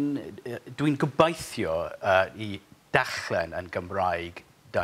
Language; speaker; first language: Welsh; non-native, local second language; English